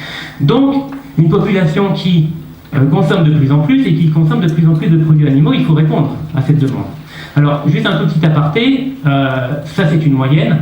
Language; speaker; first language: French; native; French